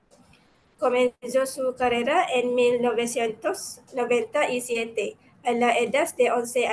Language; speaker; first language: Spanish; non-native, learner; Malay